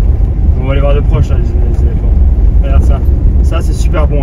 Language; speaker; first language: French; native; French